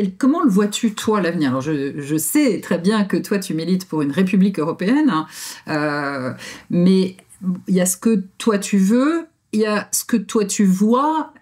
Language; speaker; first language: French; native; French